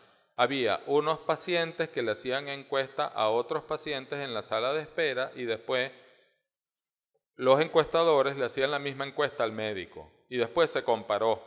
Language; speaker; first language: Spanish; native; Spanish